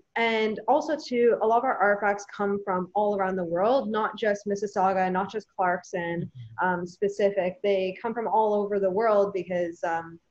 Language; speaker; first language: English; native; English